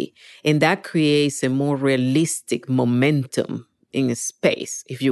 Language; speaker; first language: English; non-native, fluent; Spanish